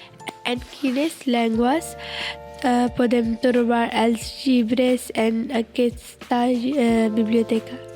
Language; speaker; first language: Catalan; non-native, learner; Urdu